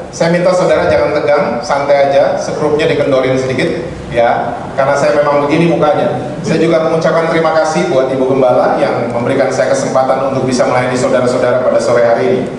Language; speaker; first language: Indonesian; native; Indonesian